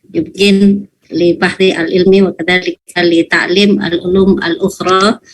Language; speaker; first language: Arabic; non-native, fluent; Indonesian